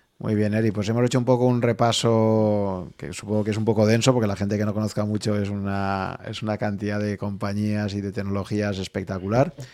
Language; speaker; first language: Spanish; native; Spanish